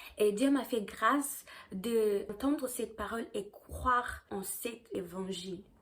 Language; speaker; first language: French; early bilingual, heritage; French